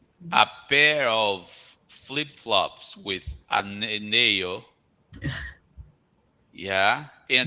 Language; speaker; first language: English; non-native, fluent; Portuguese